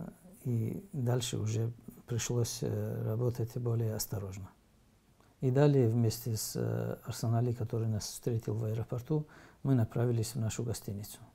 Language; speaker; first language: Russian; native; Russian